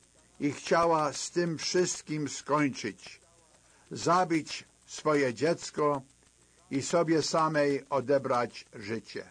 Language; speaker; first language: Polish; native; Polish